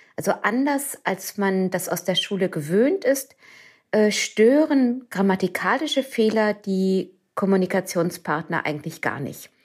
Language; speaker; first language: German; native; German